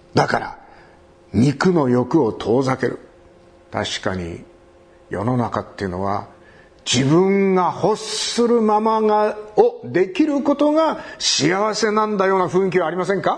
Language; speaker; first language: Japanese; native; Japanese